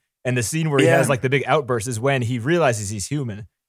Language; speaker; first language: English; native; English